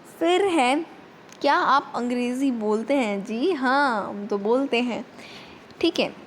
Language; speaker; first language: Hindi; native; Hindi